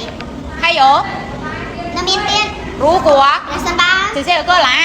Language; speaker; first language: Chinese; non-native, fluent; Khmer